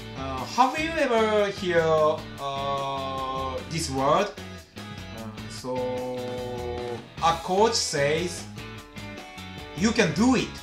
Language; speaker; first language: English; non-native, learner; Japanese